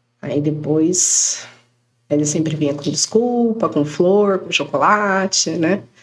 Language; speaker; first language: Portuguese; native; Portuguese